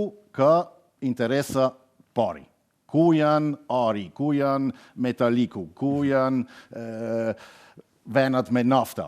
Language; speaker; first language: Albanian; non-native, learner; German